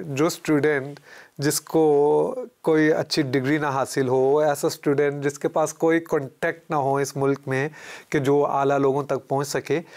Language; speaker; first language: Urdu; native; Urdu